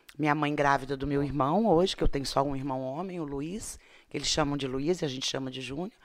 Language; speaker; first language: Portuguese; native; Portuguese